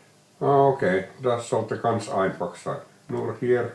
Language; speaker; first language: German; non-native, learner; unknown